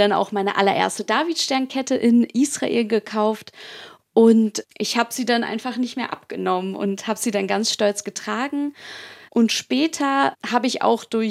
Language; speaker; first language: German; native; German